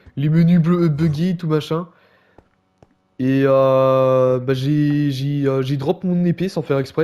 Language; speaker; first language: French; native; French